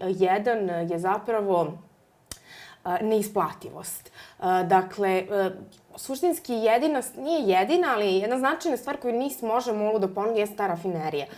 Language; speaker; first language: Serbian; native; Serbian